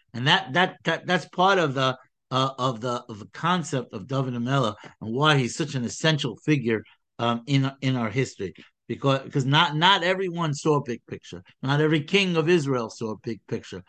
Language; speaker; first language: English; native; English